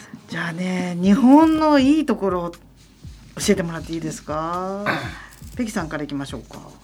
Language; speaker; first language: Japanese; native; Japanese